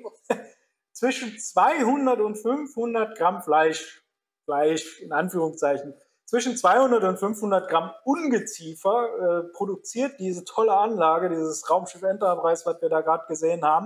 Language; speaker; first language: German; native; German